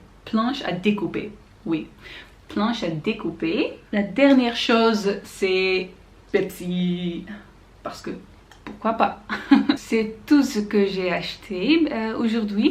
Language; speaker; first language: French; non-native, learner; Dutch